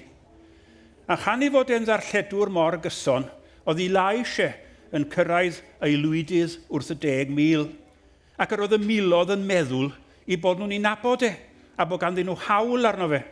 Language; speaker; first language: Welsh; native; Welsh